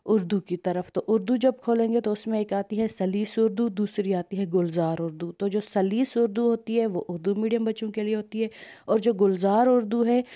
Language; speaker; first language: Urdu; non-native, local second language; Sindhi